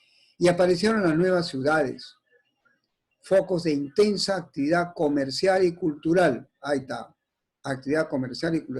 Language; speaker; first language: Spanish; native; Spanish